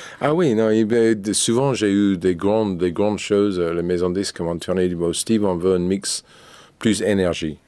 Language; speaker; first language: French; non-native, fluent; English